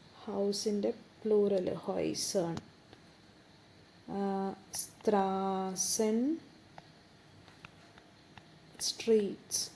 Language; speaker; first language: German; non-native, fluent; Malayalam